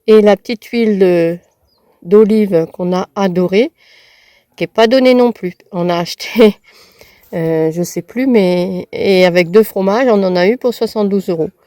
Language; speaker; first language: French; native; French